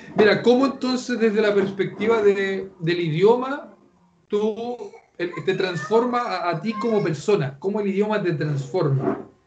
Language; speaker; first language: Spanish; native; Spanish